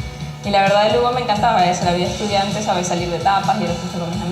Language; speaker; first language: Spanish; native; Spanish